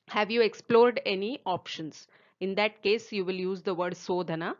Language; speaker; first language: English; non-native, local second language; Telugu